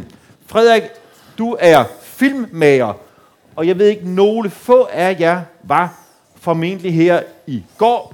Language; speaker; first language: Danish; native; Danish